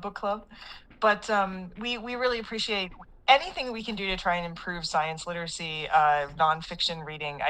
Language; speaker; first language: English; native; English